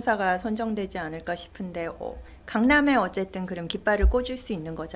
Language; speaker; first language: Korean; native; Korean